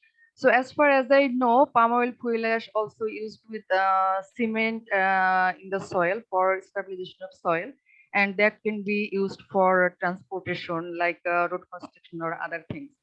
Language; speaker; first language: English; non-native, fluent; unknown